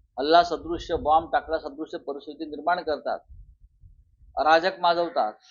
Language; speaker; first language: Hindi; non-native, local second language; Marathi